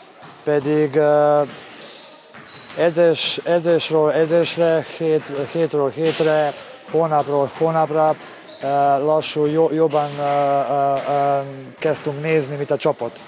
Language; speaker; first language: Hungarian; non-native, learner; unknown